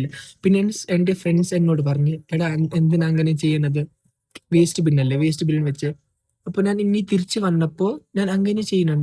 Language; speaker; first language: Malayalam; non-native, fluent; Kashmiri